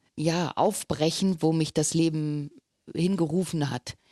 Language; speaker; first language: German; native; German